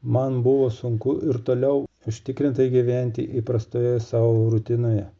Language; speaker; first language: Lithuanian; non-native, fluent; Russian